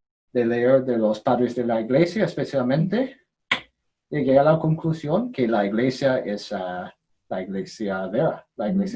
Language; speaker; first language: Spanish; non-native, learner; English